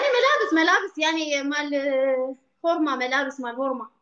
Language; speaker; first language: Arabic; non-native, learner; Amharic